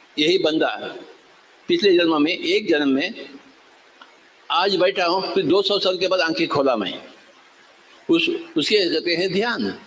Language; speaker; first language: Hindi; non-native, local second language; Telugu